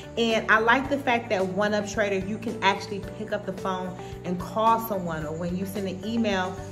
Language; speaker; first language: English; native; English